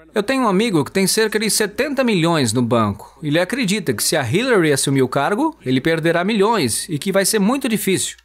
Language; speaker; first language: Portuguese; non-native, fluent; Hebrew